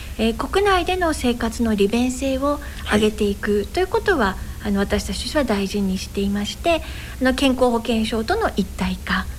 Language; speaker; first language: Japanese; native; Japanese